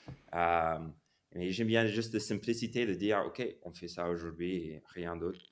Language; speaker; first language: French; non-native, fluent; English